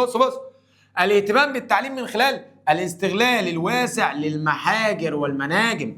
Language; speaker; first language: Arabic; native; Arabic